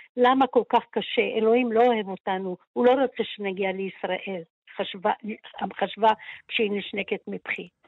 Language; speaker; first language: Hebrew; early bilingual, other home language; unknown